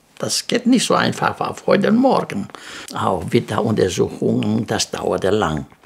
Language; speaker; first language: German; non-native, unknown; Greek